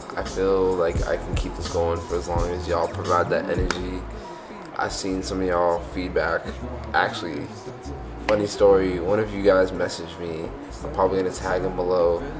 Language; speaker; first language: English; native; English